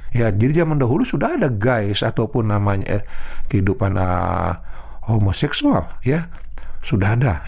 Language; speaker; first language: Indonesian; non-native, local second language; Batak Toba